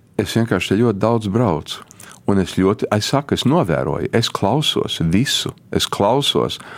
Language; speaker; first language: Latvian; early bilingual, heritage; Latvian